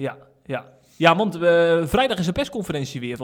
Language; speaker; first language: Dutch; native; Dutch